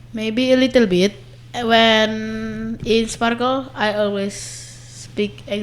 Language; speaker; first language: English; non-native, learner; Indonesian